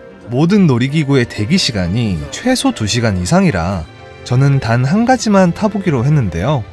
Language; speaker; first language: Korean; native; Korean